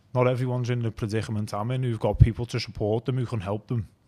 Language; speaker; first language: English; native; English